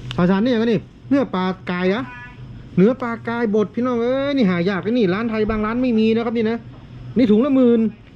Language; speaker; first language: Thai; native; Thai